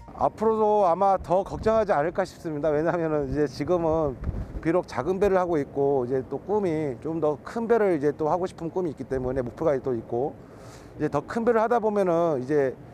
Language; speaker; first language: Korean; native; Korean